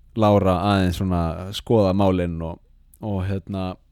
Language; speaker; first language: Icelandic; native; Icelandic